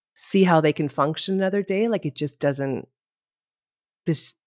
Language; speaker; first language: English; native; English